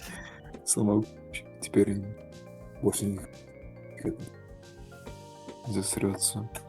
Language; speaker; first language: Russian; early bilingual, heritage; Russian